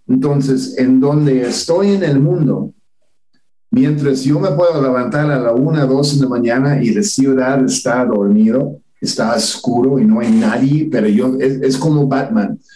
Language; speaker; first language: Spanish; non-native, fluent; English